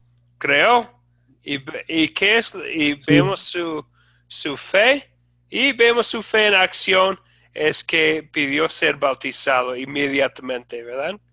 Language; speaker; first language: Spanish; non-native, fluent; English